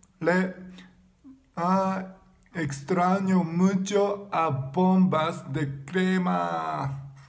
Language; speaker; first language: Spanish; non-native, learner; Japanese